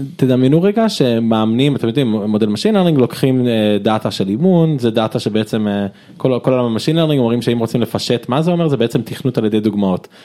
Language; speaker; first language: Hebrew; early bilingual, other home language; English